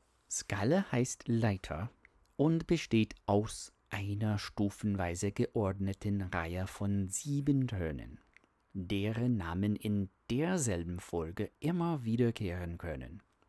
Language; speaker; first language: German; non-native, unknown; English